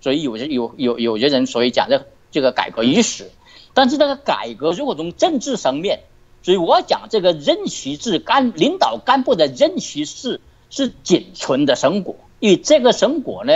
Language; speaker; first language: Chinese; native; Chinese